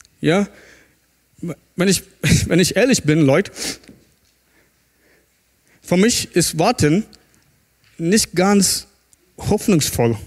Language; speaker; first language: German; non-native, fluent; English